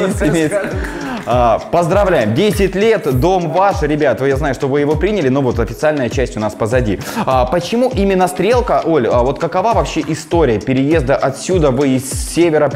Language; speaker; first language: Russian; native; Russian